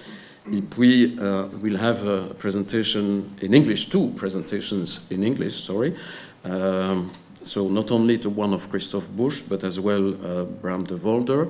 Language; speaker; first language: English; non-native, fluent; French